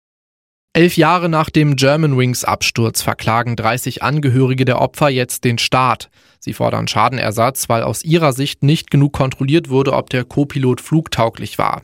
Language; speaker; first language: German; native; German